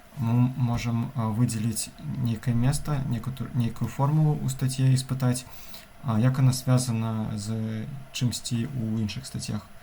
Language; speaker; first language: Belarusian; non-native, local second language; Russian